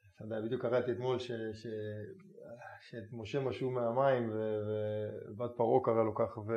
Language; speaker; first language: Hebrew; native; Hebrew